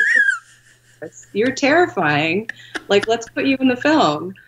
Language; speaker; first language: English; native; English